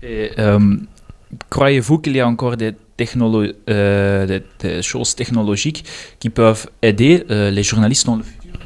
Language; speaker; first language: French; non-native, learner; Dutch